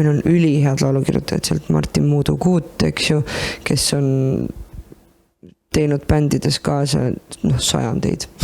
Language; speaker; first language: Estonian; native; Estonian